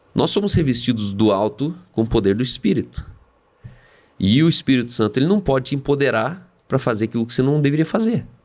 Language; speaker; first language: Portuguese; native; Portuguese